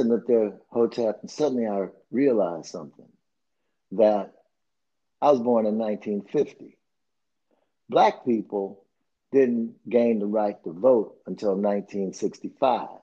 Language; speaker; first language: English; native; English